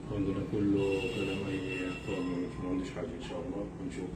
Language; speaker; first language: Arabic; native; Arabic